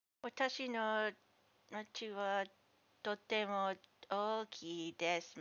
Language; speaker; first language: Japanese; non-native, learner; English